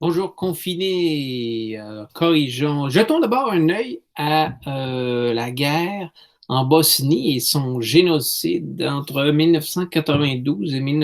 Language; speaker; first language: French; native; French